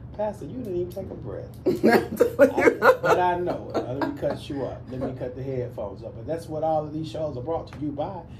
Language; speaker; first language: English; native; English